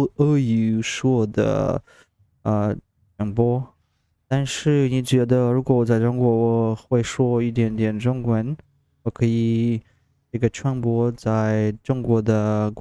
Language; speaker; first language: Chinese; non-native, learner; Russian